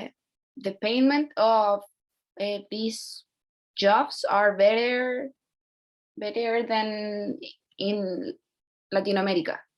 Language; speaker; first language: English; non-native, learner; Spanish